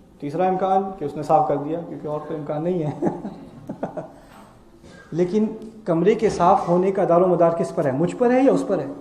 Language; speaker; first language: Urdu; early bilingual, heritage; Urdu